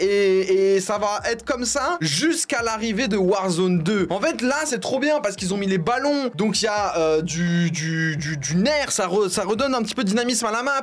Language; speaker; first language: French; native; French